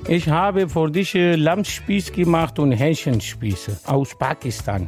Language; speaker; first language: German; non-native, learner; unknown